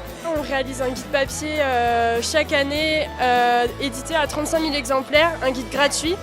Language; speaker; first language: French; native; French